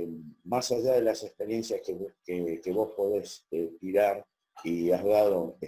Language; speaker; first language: Spanish; native; Spanish